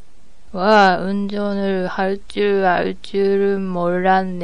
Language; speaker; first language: Korean; non-native, learner; Japanese